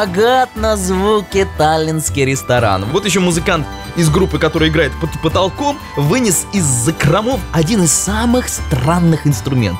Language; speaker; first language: Russian; native; Russian